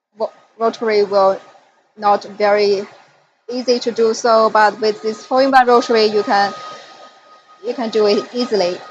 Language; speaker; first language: English; non-native, fluent; Chinese